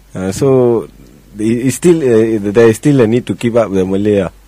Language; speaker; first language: English; native; English